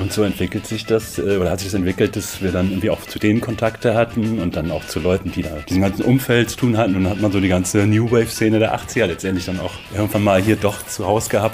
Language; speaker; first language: German; native; German